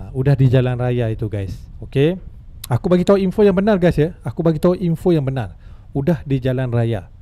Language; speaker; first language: Malay; native; Malay